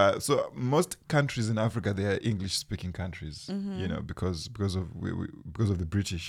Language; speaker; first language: English; non-native, local second language; Shona